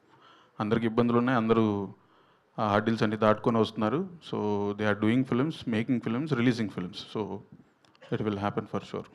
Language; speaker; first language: Telugu; native; Telugu